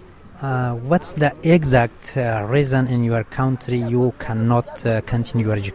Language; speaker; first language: English; non-native, learner; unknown